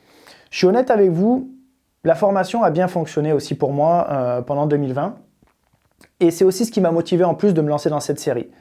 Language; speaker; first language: French; native; French